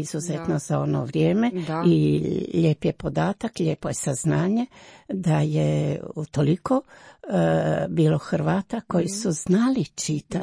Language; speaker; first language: Croatian; native; Croatian